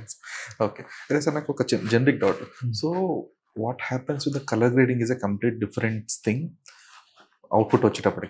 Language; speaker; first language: Telugu; native; Telugu